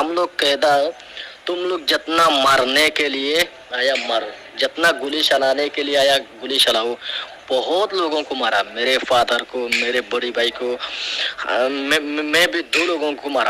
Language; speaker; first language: Hindi; non-native, learner; Rohingya